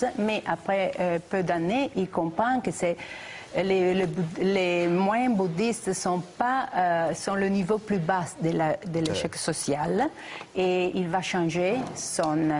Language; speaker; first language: French; non-native, fluent; Italian